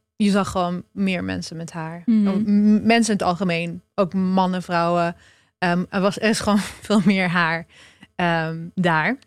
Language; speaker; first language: Dutch; early bilingual, other home language; Hebrew